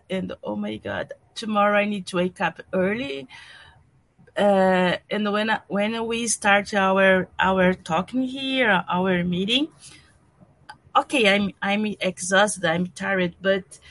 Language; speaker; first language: English; non-native, learner; Portuguese